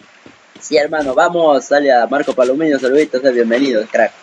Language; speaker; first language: Spanish; native; Spanish